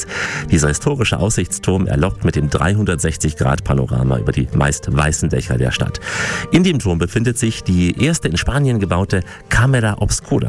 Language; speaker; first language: German; native; German